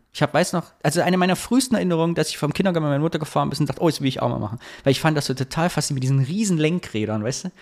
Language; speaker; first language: German; native; German